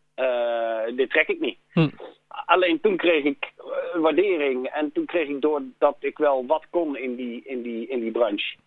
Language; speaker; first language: Dutch; native; Dutch